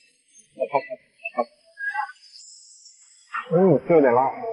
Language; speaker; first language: Chinese; native; Chinese